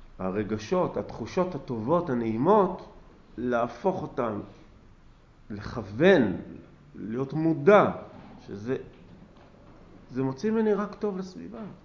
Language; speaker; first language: Hebrew; native; Hebrew